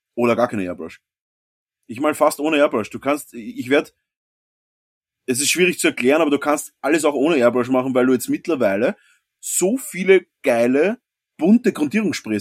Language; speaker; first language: German; native; German